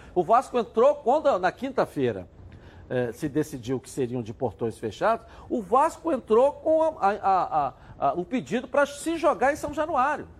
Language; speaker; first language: Portuguese; native; Portuguese